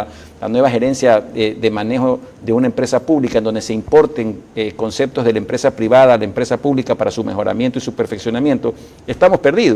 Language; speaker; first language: Spanish; native; Spanish